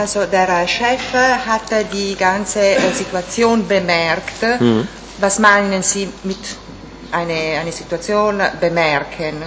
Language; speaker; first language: German; non-native, fluent; Italian